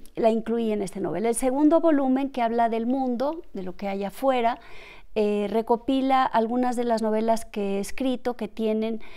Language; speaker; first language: Spanish; native; Spanish